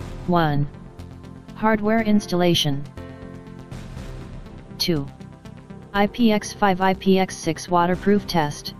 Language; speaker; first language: English; non-native, fluent; Chinese